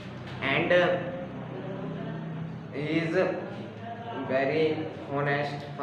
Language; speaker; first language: English; non-native, learner; Hindi